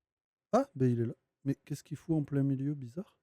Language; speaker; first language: French; native; French